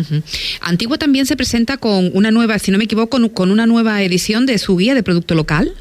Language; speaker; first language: Spanish; native; Spanish